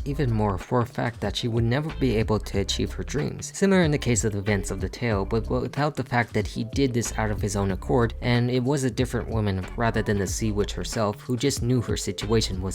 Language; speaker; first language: English; native; English